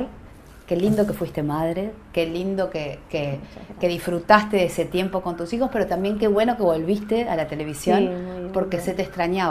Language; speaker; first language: Spanish; native; Spanish